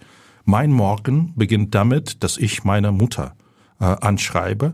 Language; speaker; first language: German; non-native, fluent; Ukrainian